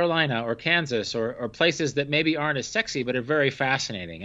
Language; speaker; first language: English; native; English